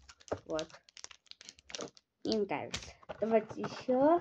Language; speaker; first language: Russian; non-native, local second language; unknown